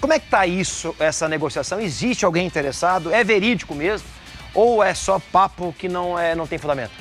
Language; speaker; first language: Portuguese; native; Portuguese